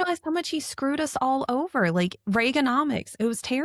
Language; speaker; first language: English; native; English